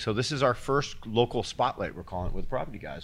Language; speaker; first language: English; native; English